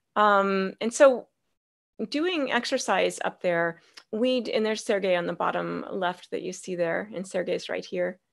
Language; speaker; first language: English; native; English